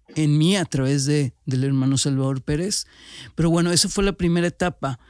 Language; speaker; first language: Spanish; native; Spanish